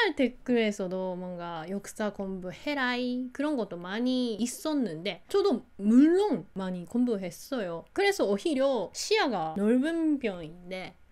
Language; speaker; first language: Korean; non-native, learner; Japanese